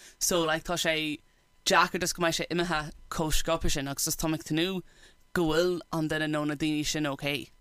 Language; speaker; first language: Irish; non-native, local second language; English